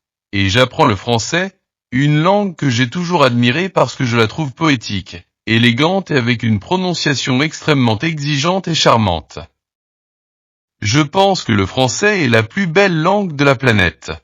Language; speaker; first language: French; non-native, learner; Portuguese